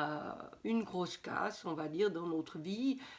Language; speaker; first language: French; native; French